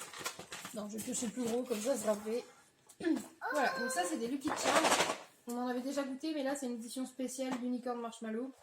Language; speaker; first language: French; native; French